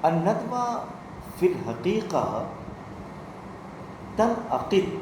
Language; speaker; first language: Arabic; non-native, fluent; Urdu